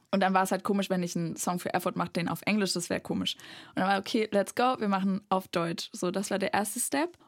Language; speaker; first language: German; native; German